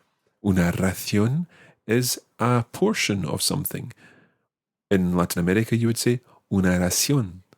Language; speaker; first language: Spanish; non-native, fluent; English